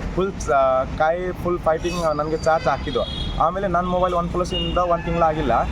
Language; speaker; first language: Kannada; non-native, learner; Nepali